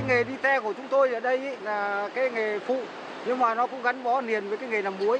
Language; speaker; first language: Vietnamese; native; Vietnamese